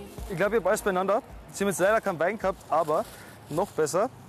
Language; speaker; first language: German; native; German